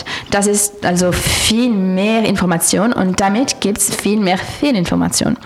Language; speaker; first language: German; non-native, learner; French